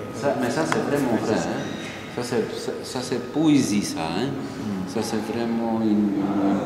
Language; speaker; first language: French; non-native, local second language; Dutch